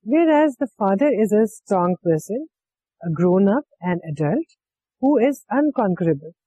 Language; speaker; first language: English; non-native, local second language; Urdu